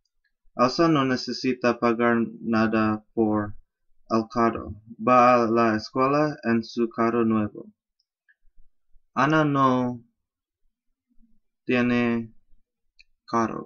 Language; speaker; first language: Spanish; non-native, learner; English